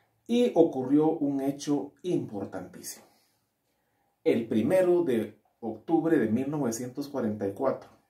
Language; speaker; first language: Spanish; native; Spanish